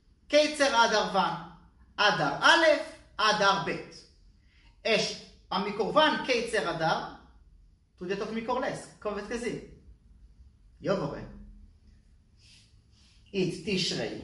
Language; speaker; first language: Hungarian; non-native, learner; Hebrew